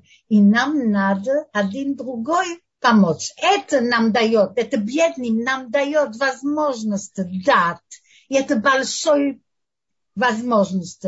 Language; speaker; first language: Russian; non-native, learner; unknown